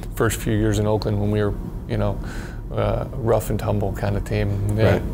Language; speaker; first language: English; native; English